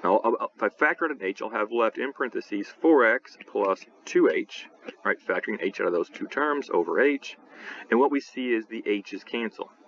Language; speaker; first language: English; native; English